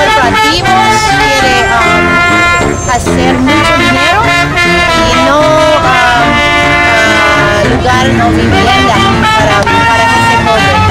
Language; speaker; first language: Spanish; non-native, learner; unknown